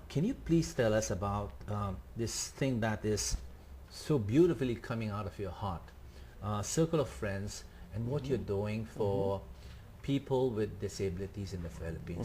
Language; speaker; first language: English; non-native, fluent; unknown